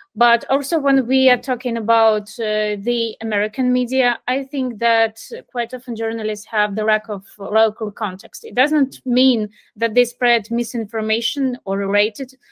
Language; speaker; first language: English; non-native, fluent; Ukrainian